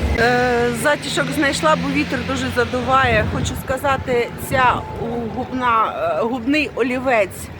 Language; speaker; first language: Ukrainian; native; Ukrainian